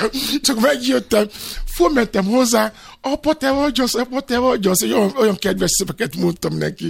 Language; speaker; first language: Hungarian; non-native, fluent; Yoruba